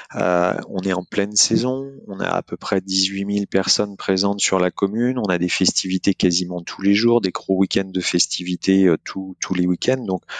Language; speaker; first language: French; native; French